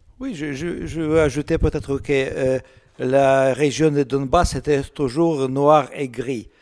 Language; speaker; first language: French; non-native, learner; Russian